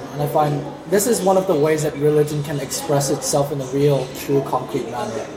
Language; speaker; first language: English; native; English